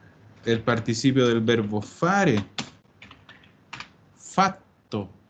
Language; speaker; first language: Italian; non-native, fluent; Spanish